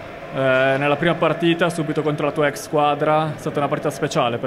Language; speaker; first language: Italian; native; Italian